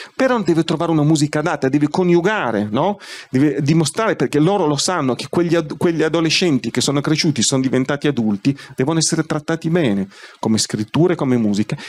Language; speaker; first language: Italian; native; Italian